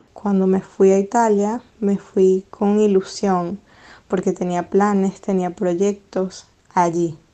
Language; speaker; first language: Spanish; native; Spanish